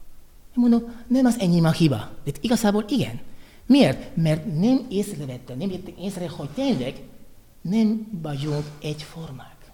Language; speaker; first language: Hungarian; non-native, learner; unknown